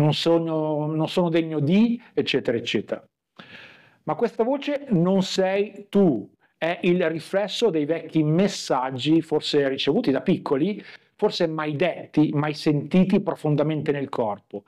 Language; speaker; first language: Italian; native; Italian